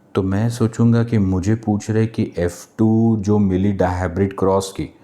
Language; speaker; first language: Hindi; non-native, local second language; Marathi